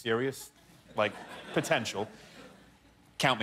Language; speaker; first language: English; native; English